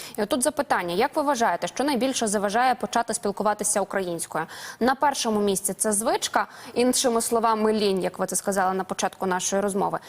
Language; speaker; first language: Ukrainian; native; Ukrainian